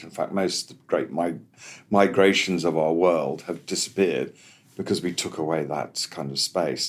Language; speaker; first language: English; native; English